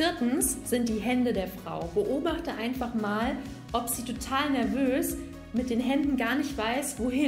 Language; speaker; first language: German; native; German